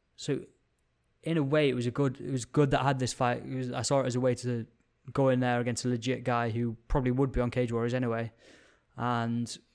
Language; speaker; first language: English; native; English